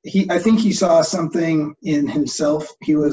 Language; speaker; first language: English; native; English